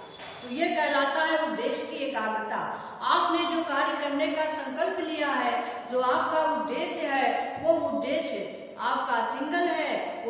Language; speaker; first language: Hindi; native; Hindi